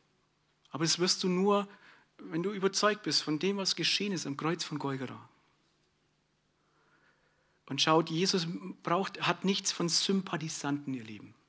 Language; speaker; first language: German; native; German